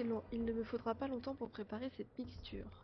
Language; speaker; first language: French; native; French